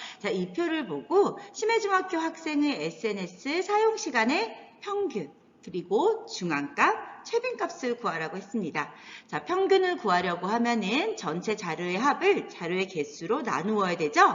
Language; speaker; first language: Korean; native; Korean